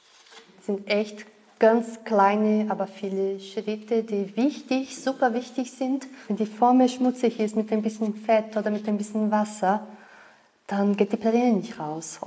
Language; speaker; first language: German; non-native, local second language; Portuguese